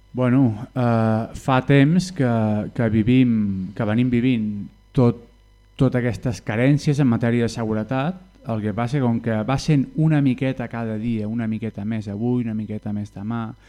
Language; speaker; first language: Catalan; native; Catalan